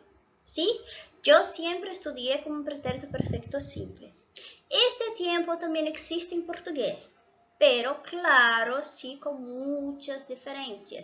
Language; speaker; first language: Spanish; non-native, fluent; Portuguese